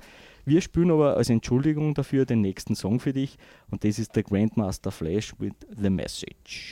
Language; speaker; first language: German; native; German